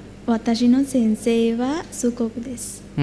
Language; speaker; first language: Japanese; non-native, learner; Sinhala